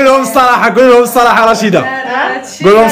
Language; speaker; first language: Arabic; native; Arabic